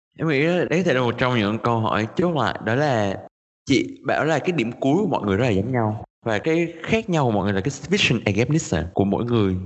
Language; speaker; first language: Vietnamese; native; Vietnamese